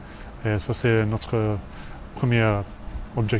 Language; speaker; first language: French; non-native, learner; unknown